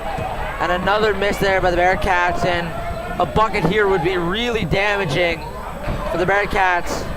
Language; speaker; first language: English; native; English